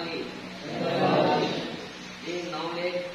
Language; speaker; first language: English; non-native, learner; Indonesian